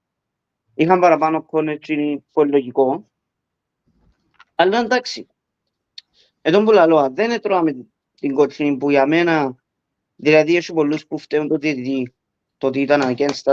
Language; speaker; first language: Greek; early bilingual, heritage; Greek